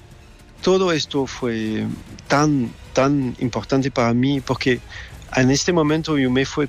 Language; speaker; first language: Spanish; non-native, fluent; French